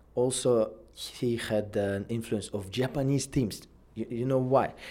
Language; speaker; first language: English; non-native, fluent; Russian